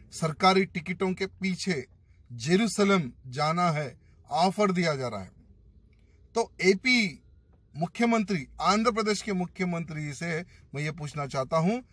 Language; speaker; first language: Hindi; non-native, local second language; Telugu